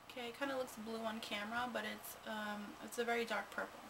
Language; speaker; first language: English; native; English